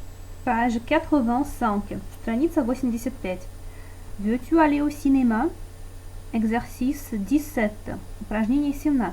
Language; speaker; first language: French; non-native, fluent; Russian